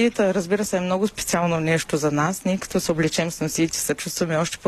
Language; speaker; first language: Bulgarian; native; Bulgarian